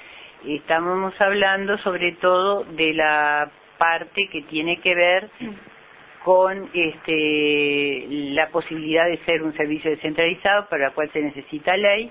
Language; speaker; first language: Spanish; native; Spanish